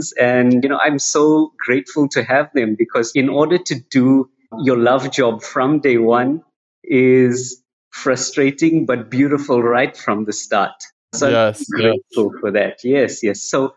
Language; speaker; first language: English; native; English